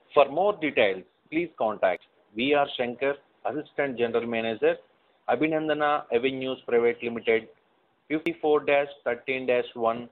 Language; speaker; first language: English; non-native, local second language; Telugu